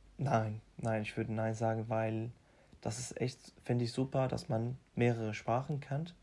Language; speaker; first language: German; non-native, fluent; Arabic